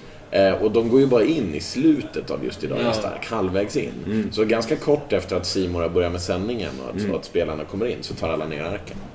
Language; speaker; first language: Swedish; native; Swedish